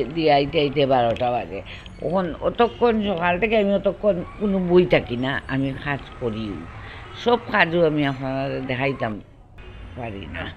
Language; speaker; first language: Bangla; non-native, local second language; Sylheti